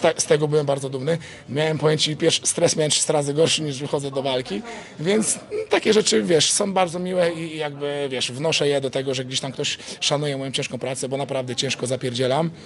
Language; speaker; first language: Polish; native; Polish